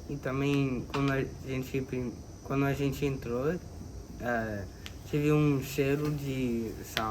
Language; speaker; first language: Portuguese; early bilingual, other home language; English